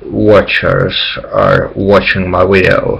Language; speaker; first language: English; non-native, learner; Finnish